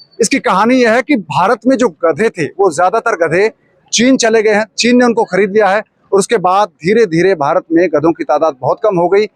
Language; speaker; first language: Hindi; native; Hindi